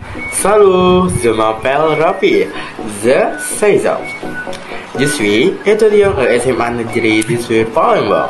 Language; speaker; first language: French; non-native, learner; Indonesian